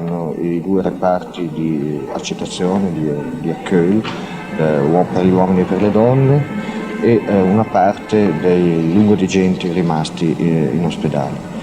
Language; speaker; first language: Italian; native; Italian